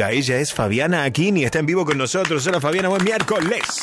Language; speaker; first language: Spanish; native; Spanish